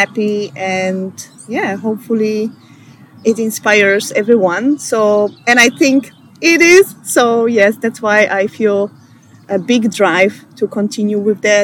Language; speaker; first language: English; non-native, fluent; Polish